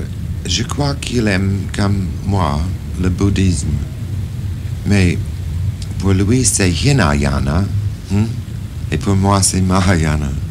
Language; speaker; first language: French; non-native, fluent; English